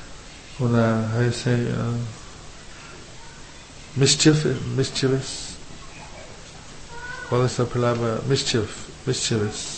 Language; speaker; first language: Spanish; non-native, fluent; English